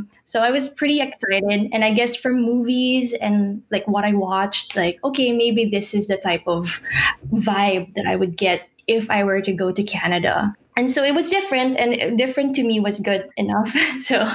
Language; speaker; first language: English; non-native, local second language; Filipino